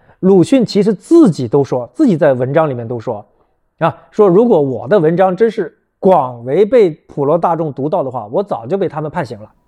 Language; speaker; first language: Chinese; native; Chinese